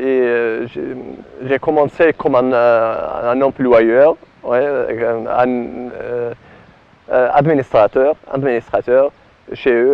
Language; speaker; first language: French; non-native, learner; Arabic